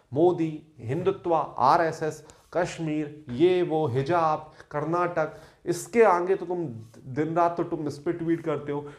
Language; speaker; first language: Hindi; native; Hindi